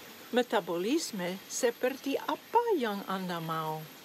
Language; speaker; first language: Indonesian; non-native, learner; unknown